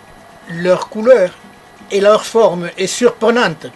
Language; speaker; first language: French; native; French